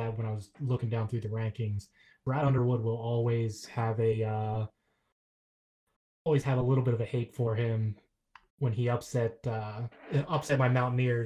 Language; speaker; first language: English; native; English